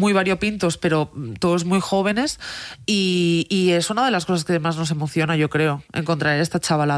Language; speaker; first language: Spanish; native; Spanish